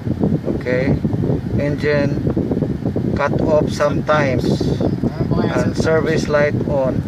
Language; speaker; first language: English; non-native, local second language; Filipino